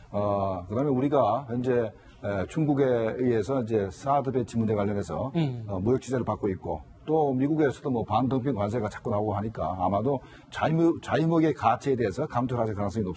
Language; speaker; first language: Korean; native; Korean